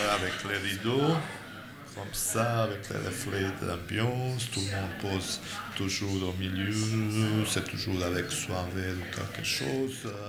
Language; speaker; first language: French; non-native, fluent; Bosnian